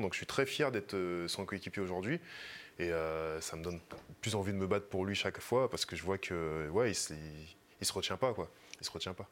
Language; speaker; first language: French; native; French